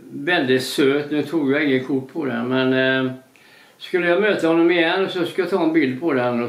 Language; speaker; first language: Swedish; native; Swedish